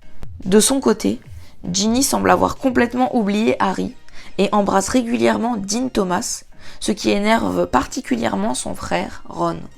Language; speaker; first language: French; native; French